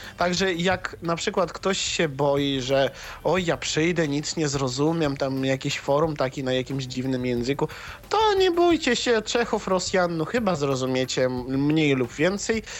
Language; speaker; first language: Polish; non-native, fluent; Russian